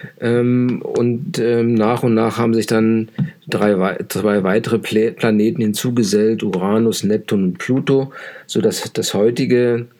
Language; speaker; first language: German; native; German